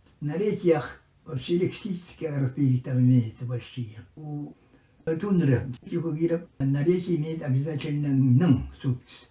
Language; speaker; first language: Russian; non-native, local second language; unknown